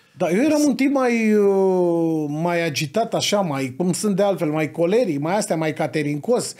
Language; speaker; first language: Romanian; native; Romanian